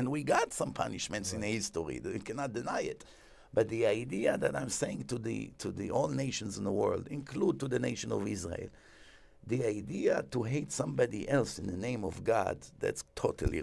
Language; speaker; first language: English; non-native, fluent; Hebrew